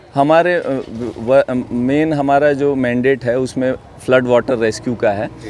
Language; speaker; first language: Hindi; native; Hindi